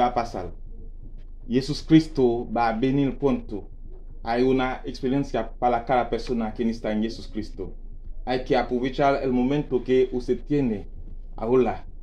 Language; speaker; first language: Spanish; non-native, learner; Haitian Creole